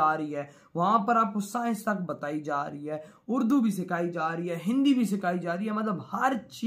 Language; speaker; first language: Urdu; non-native, local second language; Punjabi